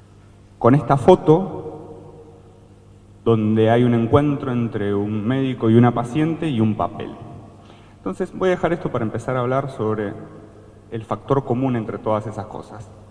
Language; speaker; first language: Spanish; native; Spanish